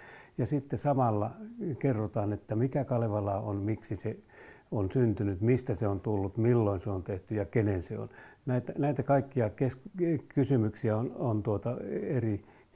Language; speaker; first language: Finnish; native; Finnish